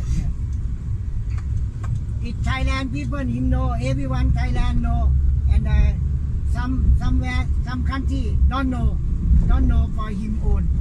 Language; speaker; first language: English; non-native, learner; Thai